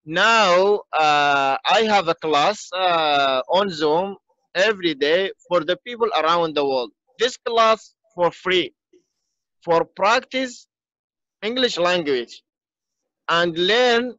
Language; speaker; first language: English; non-native, learner; Arabic